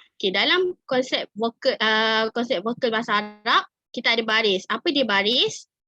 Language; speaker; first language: Malay; native; Malay